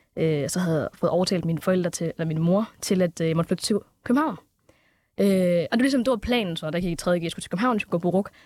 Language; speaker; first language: Danish; early bilingual, other home language; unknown